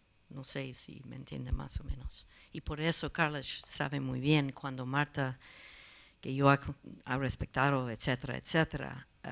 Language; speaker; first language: Spanish; non-native, learner; English